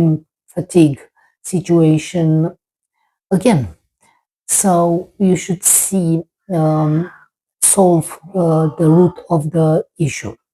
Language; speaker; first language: English; non-native, fluent; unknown